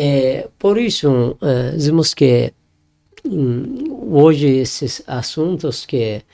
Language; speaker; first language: Portuguese; non-native, learner; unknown